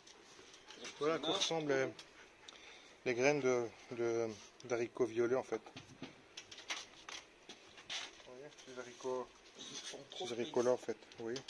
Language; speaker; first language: French; native; French